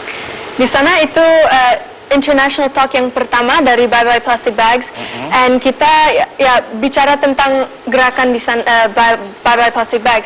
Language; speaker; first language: Indonesian; non-native, local second language; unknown